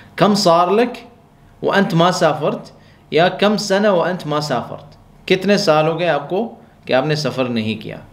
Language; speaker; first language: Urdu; non-native, local second language; Pashto